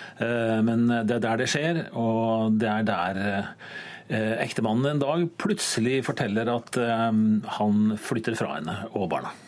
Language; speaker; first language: Norwegian; native; Norwegian